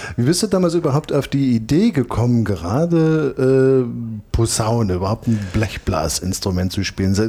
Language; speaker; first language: German; native; German